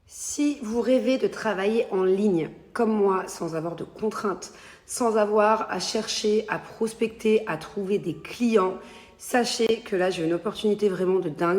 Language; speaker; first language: French; native; French